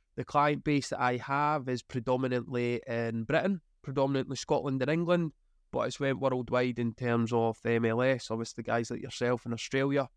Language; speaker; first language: English; native; English